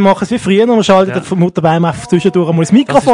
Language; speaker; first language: German; native; German